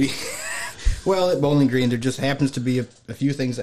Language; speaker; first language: English; native; English